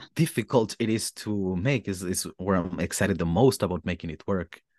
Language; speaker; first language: English; non-native, fluent; Spanish